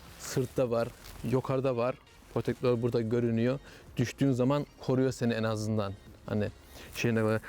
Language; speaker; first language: Turkish; early bilingual, heritage; Turkish